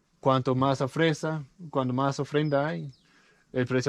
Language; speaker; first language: Spanish; non-native, learner; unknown